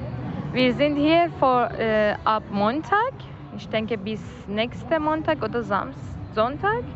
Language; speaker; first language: German; non-native, learner; Persian